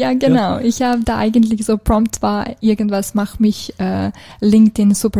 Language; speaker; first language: German; non-native, fluent; Serbian